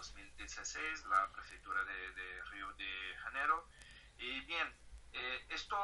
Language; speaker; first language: Spanish; non-native, fluent; Portuguese